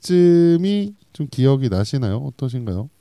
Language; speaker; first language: Korean; native; Korean